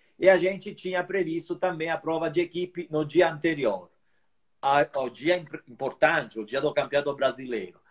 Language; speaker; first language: Portuguese; non-native, fluent; Italian